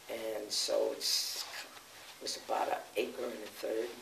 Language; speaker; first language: English; native; English